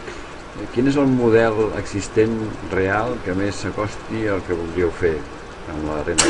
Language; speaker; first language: Catalan; native; Catalan